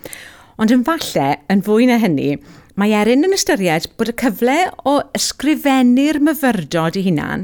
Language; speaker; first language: Welsh; native; Welsh